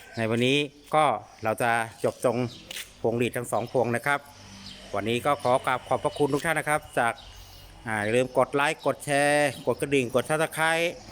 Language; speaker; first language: Thai; native; Thai